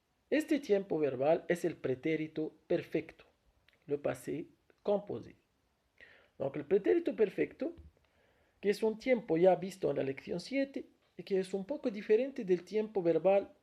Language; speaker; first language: Spanish; non-native, fluent; Arabic